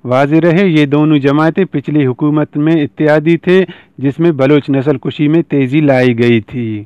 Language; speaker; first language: Urdu; non-native, local second language; Baluchi